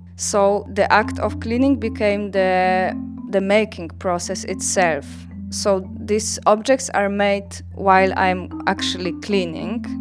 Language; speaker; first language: English; non-native, fluent; Polish